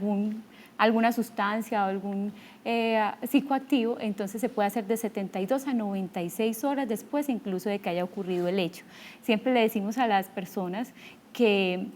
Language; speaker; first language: Spanish; native; Spanish